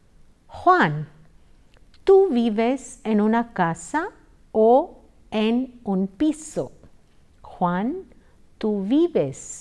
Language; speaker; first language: Spanish; non-native, fluent; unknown